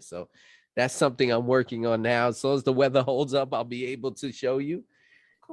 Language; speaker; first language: English; native; English